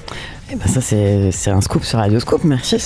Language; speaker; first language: French; native; French